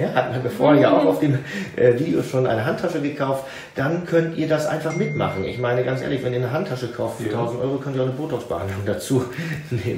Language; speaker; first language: German; native; German